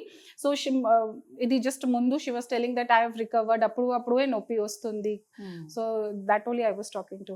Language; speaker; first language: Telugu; non-native, fluent; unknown